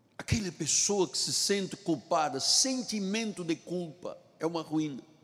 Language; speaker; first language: Portuguese; native; Portuguese